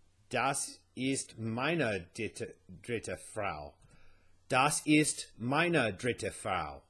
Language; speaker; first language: German; non-native, learner; English